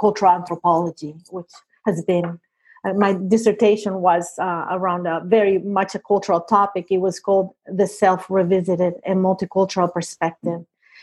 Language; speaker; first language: English; non-native, fluent; Spanish